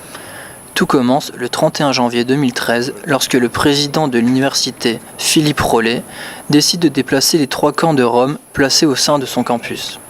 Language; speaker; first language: French; native; French